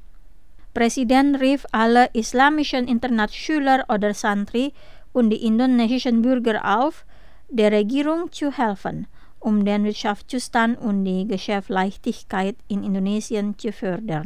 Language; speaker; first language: German; non-native, fluent; Indonesian